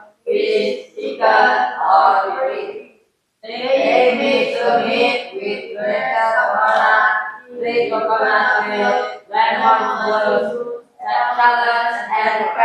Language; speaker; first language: English; non-native, learner; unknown